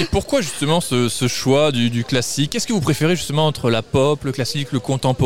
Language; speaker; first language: French; native; French